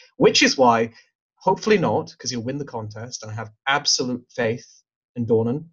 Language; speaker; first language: English; native; English